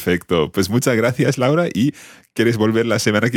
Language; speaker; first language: Spanish; non-native, fluent; English